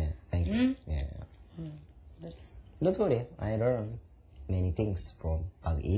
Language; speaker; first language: English; non-native, learner; Japanese